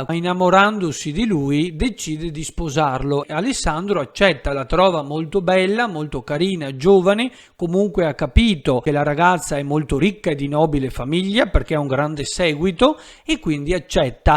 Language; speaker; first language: Italian; native; Italian